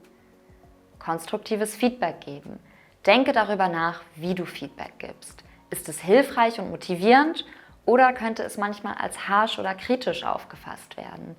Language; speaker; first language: German; native; German